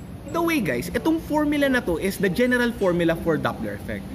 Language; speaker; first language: English; non-native, local second language; Filipino